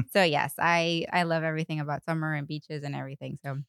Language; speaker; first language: English; non-native, fluent; Spanish